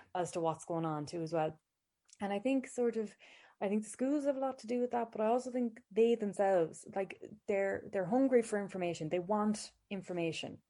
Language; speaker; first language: English; native; English